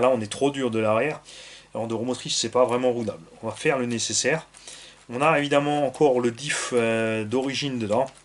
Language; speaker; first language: French; native; French